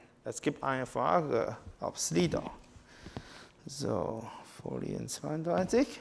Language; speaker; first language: German; non-native, learner; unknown